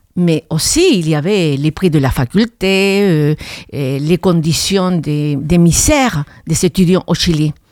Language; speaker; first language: French; non-native, fluent; Spanish